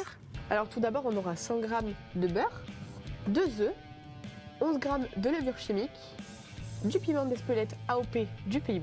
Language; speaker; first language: French; native; French